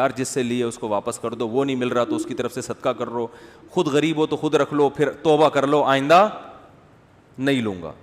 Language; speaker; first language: Urdu; native; Urdu